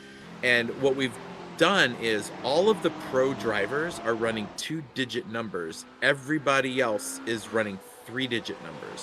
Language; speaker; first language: English; native; English